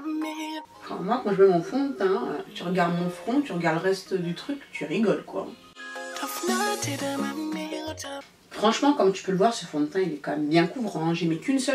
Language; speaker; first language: French; native; French